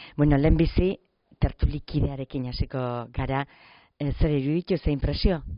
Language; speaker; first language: Basque; native; Basque